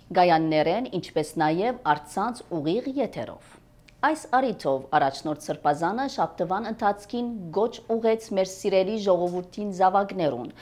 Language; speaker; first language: Armenian; early bilingual, heritage; Armenian